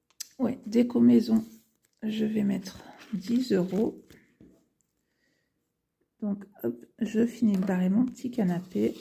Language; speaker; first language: French; native; French